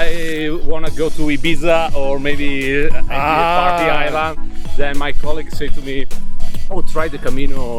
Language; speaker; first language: English; non-native, learner; Italian